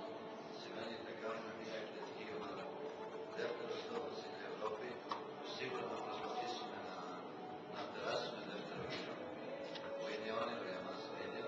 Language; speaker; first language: Greek; non-native, fluent; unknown